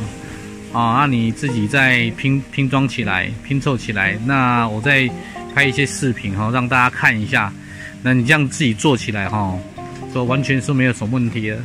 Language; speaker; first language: Chinese; native; Chinese